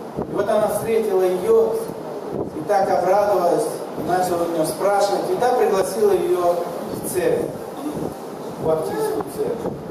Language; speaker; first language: Russian; non-native, local second language; Kazakh